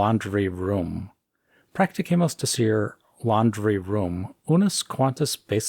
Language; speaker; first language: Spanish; non-native, fluent; English